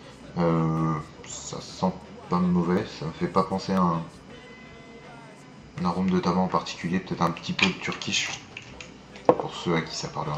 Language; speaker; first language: French; native; French